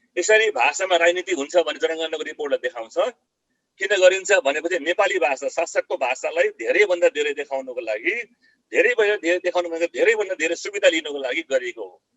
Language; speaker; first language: Nepali; non-native, local second language; Eastern Tamang